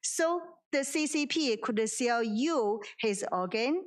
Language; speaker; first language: English; non-native, fluent; Chinese